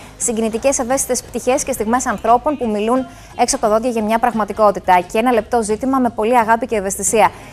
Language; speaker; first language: Greek; native; Greek